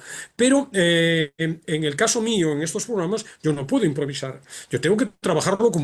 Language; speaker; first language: Spanish; native; Spanish